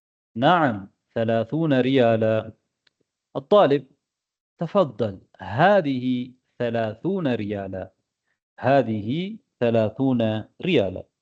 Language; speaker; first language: Arabic; non-native, fluent; Tamil